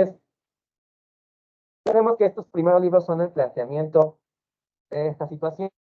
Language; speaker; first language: Spanish; native; Spanish